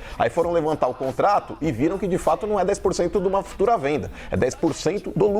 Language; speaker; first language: Portuguese; native; Portuguese